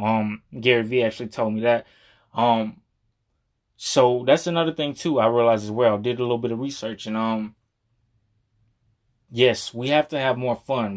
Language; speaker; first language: English; native; English